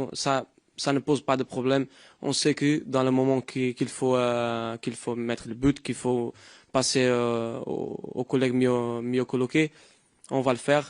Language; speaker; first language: French; non-native, fluent; Portuguese